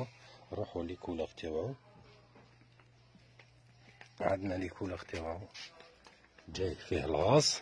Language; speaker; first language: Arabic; native; Arabic